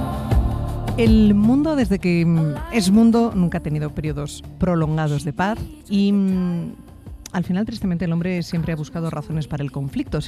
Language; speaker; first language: Spanish; native; Spanish